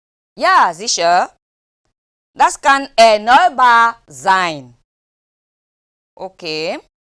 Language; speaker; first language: German; non-native, learner; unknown